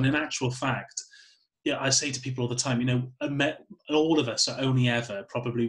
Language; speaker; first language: English; native; English